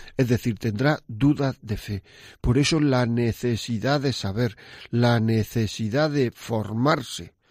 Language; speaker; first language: Spanish; native; Spanish